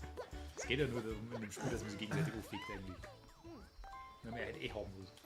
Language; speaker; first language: German; native; German